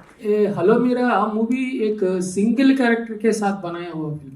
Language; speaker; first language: Hindi; non-native, local second language; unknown